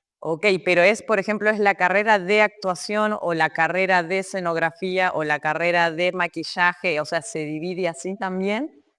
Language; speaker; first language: Spanish; native; Spanish